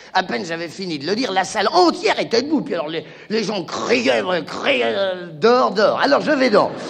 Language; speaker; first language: French; native; French